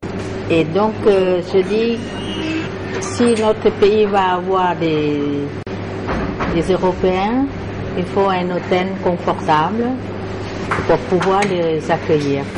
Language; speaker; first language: French; non-native, fluent; Lao